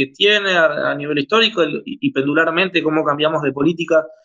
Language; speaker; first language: Spanish; native; Spanish